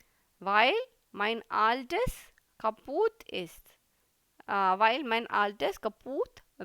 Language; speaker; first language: German; non-native, fluent; Hindi